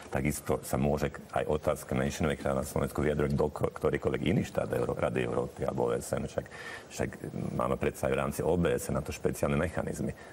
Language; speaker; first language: Slovak; non-native, local second language; Hungarian